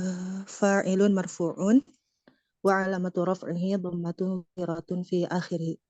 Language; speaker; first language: Arabic; non-native, learner; Indonesian